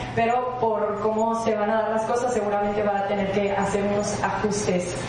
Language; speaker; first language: Spanish; native; Spanish